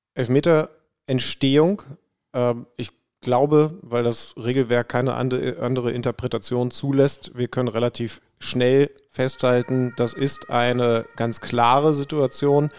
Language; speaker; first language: German; non-native, fluent; Danish